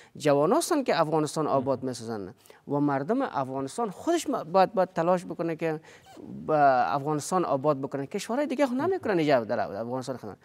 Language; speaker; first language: Persian; non-native, local second language; Pashto